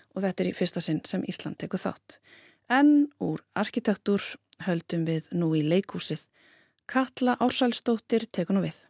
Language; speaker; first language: Icelandic; native; Icelandic